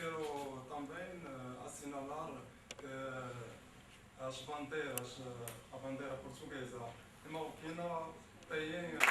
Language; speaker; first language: Portuguese; non-native, learner; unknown